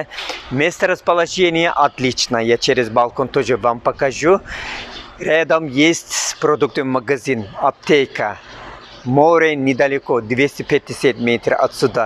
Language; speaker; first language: Russian; non-native, learner; Turkish